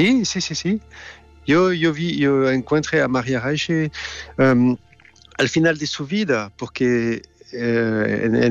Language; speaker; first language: Spanish; non-native, learner; French